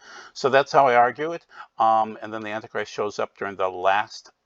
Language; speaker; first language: English; native; English